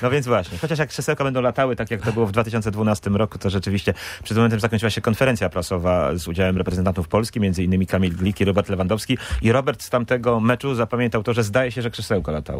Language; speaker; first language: Polish; native; Polish